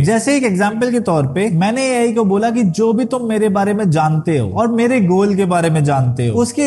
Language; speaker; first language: Hindi; native; Hindi